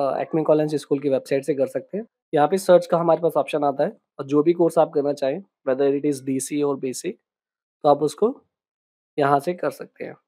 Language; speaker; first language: Hindi; native; Hindi